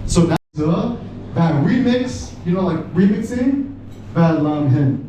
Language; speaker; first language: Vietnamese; non-native, learner; English